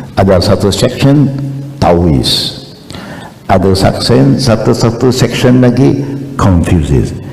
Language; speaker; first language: Malay; non-native, local second language; Chinese